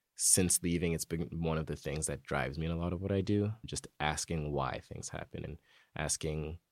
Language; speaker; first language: English; native; English